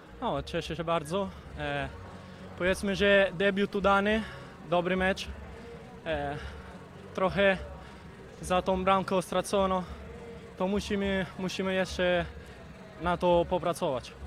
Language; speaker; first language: Polish; early bilingual, heritage; Polish